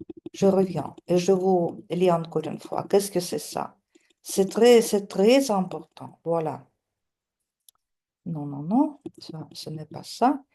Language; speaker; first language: French; non-native, fluent; Russian